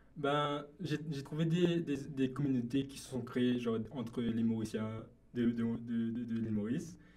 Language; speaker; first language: French; non-native, local second language; Morisyen